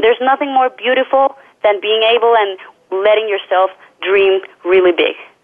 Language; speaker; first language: English; non-native, fluent; Spanish